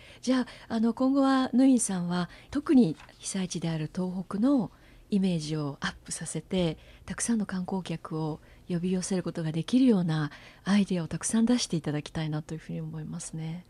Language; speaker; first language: Japanese; native; Japanese